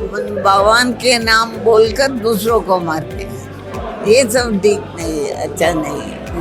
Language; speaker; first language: Hindi; non-native, local second language; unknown